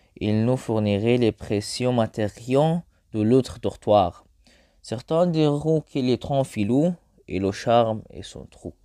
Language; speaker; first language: French; non-native, learner; Arabic